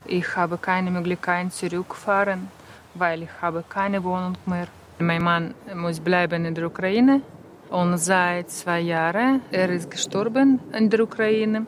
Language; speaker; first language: German; non-native, learner; Ukrainian